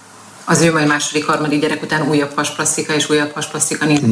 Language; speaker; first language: Hungarian; native; Hungarian